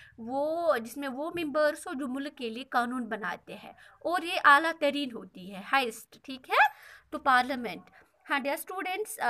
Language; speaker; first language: Hindi; non-native, local second language; Kashmiri